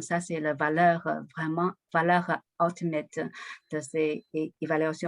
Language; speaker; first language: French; non-native, learner; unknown